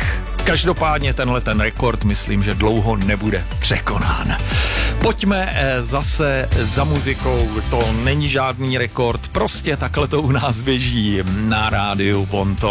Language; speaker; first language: Czech; native; Czech